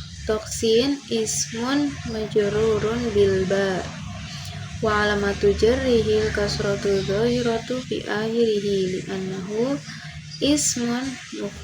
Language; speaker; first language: Arabic; non-native, learner; Indonesian